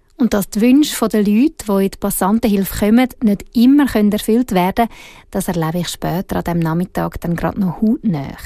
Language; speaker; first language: German; native; German